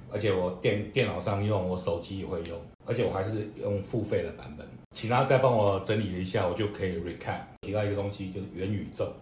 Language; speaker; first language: Chinese; native; Chinese